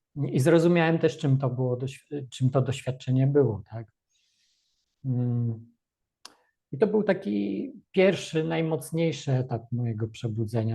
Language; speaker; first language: Polish; early bilingual, other home language; Russian